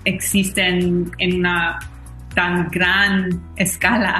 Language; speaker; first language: Spanish; early bilingual, heritage; Spanish